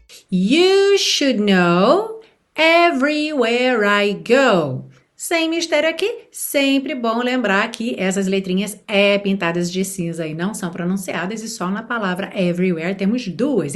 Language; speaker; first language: Portuguese; native; Portuguese